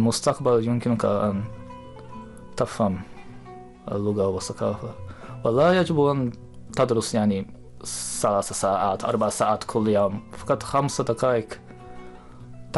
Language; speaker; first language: Arabic; non-native, learner; Japanese